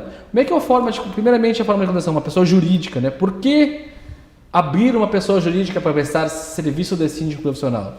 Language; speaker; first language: Portuguese; native; Portuguese